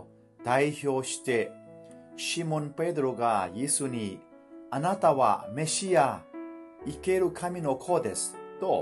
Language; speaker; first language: Japanese; non-native, fluent; Burmese